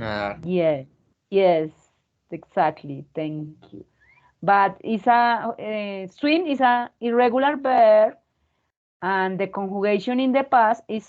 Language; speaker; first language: English; non-native, learner; Spanish